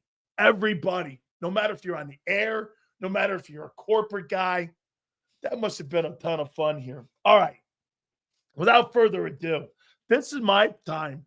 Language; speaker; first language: English; native; English